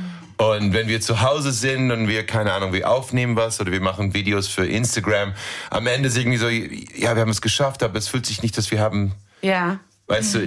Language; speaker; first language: German; non-native, fluent; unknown